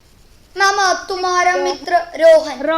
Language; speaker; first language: Hindi; non-native, local second language; Malayalam